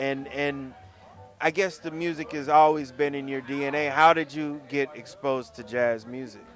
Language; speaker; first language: English; native; English